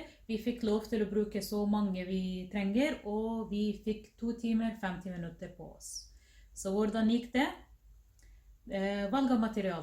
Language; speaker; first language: Norwegian; non-native, fluent; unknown